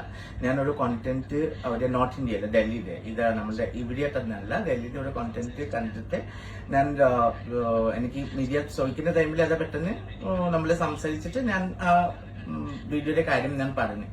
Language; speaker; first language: Malayalam; non-native, fluent; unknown